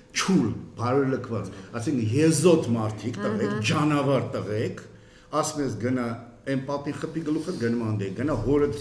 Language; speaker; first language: Armenian; native; Armenian